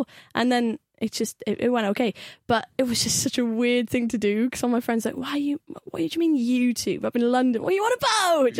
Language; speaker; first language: English; native; English